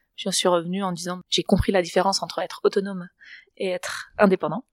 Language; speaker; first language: French; non-native, fluent; Spanish